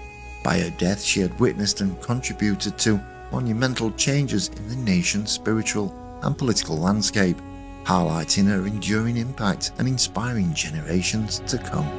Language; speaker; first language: English; native; English